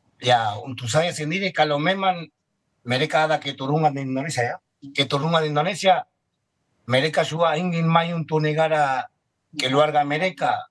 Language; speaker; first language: Indonesian; non-native, fluent; Spanish